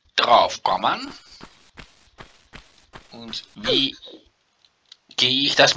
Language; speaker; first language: German; non-native, learner; Dutch